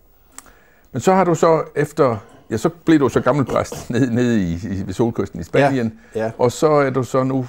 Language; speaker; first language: Danish; native; Danish